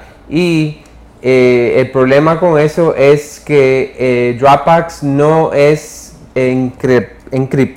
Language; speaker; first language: Spanish; early bilingual, heritage; English